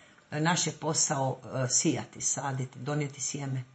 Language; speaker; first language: Croatian; native; Croatian